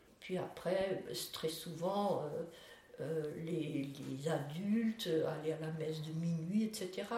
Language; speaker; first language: French; non-native, local second language; Swiss German